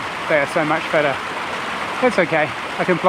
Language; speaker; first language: English; native; English